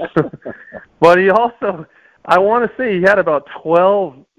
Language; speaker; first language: English; native; English